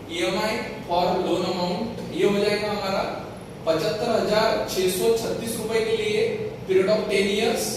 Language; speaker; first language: Hindi; non-native, local second language; Marathi